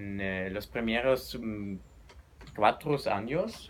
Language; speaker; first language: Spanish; non-native, learner; German